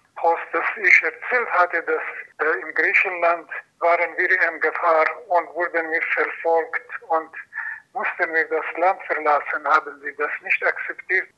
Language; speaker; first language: German; non-native, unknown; Persian